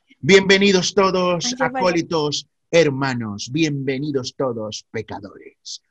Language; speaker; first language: Spanish; native; Spanish